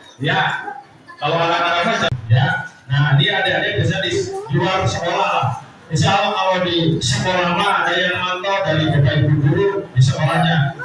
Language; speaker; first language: Indonesian; non-native, local second language; Sundanese